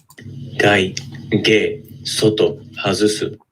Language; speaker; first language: Japanese; non-native, learner; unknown